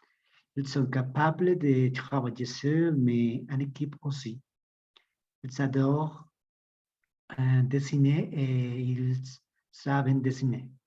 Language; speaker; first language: French; non-native, learner; Spanish